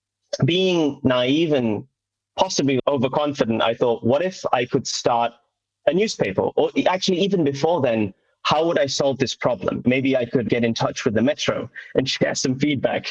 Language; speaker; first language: English; native; English